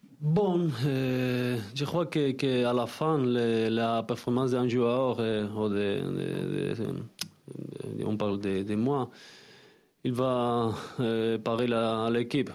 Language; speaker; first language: French; non-native, learner; Spanish